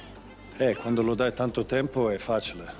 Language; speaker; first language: Italian; non-native, fluent; Swedish